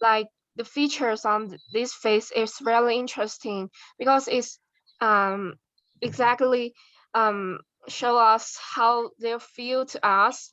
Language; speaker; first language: English; non-native, learner; Chinese